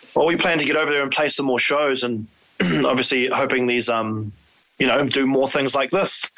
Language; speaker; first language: English; native; English